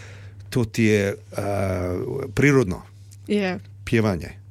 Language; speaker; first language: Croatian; early bilingual, heritage; Serbian